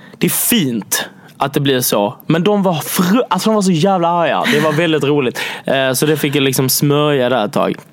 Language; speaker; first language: Swedish; native; Swedish